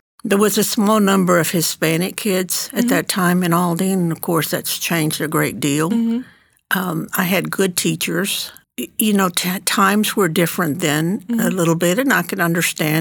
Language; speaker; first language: English; early bilingual, other home language; Spanish